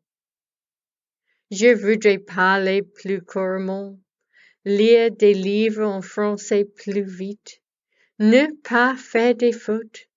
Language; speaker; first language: French; non-native, learner; English